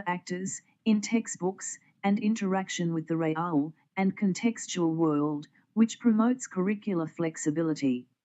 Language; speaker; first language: English; non-native, fluent; Portuguese